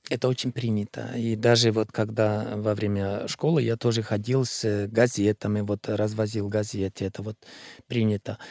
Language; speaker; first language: Russian; non-native, fluent; Icelandic